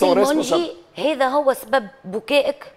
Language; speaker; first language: Arabic; native; Arabic